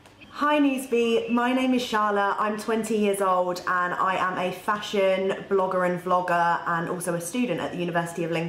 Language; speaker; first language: English; native; English